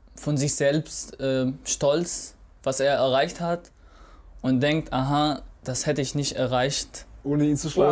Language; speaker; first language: German; non-native, fluent; Arabic